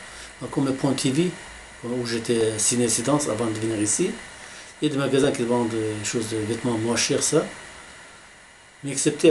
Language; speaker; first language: French; non-native, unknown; Arabic